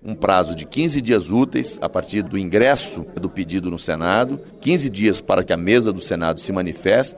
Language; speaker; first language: Portuguese; native; Portuguese